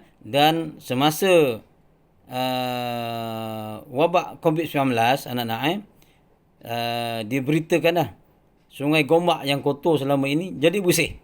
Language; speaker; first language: Malay; native; Malay